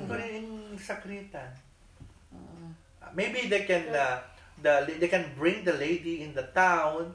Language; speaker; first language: English; non-native, local second language; Iloko